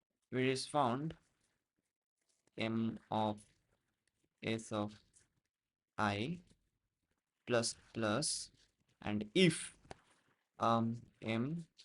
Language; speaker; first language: English; non-native, local second language; Hindi